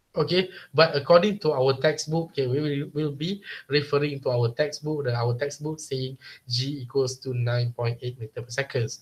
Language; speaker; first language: English; non-native, local second language; Malay